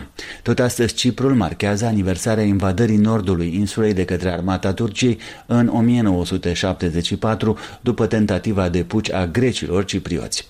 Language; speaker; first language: Romanian; native; Romanian